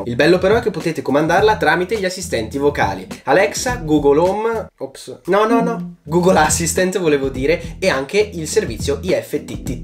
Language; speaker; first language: Italian; native; Italian